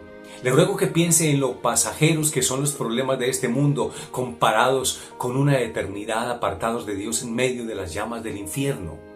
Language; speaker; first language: Spanish; native; Spanish